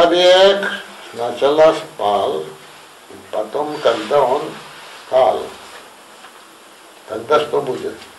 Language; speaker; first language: Russian; non-native, learner; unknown